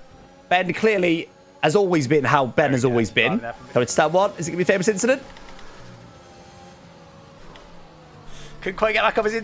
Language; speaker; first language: English; native; English